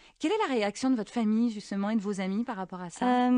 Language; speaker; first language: French; native; French